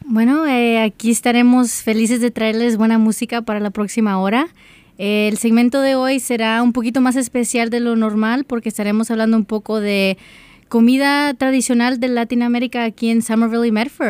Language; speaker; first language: Spanish; early bilingual, heritage; Spanish